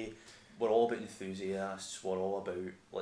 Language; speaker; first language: English; native; English